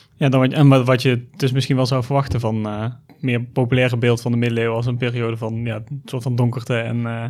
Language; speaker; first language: Dutch; native; Dutch